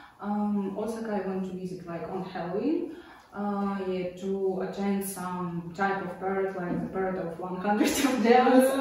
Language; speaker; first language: English; non-native, fluent; Ukrainian